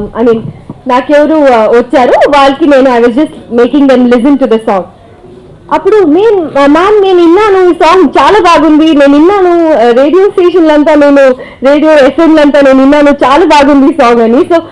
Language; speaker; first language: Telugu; non-native, fluent; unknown